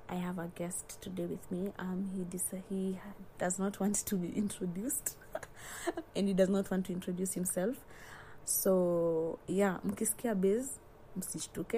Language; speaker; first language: English; non-native, local second language; Swahili